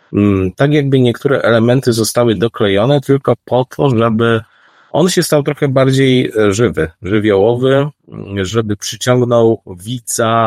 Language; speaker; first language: Polish; native; Polish